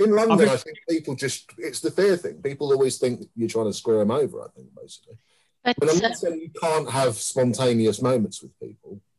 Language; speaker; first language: English; native; English